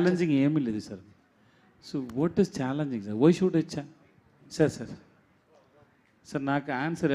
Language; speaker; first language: Telugu; non-native, local second language; Tamil